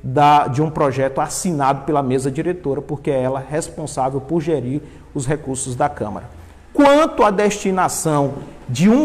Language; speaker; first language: Portuguese; native; Portuguese